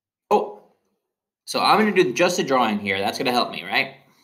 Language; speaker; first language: English; early bilingual, other home language; Spanish